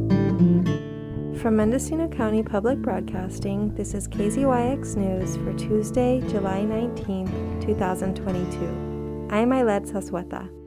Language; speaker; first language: English; early bilingual, other home language; Spanish